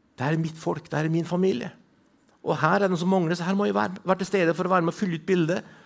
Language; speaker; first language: Norwegian; native; Norwegian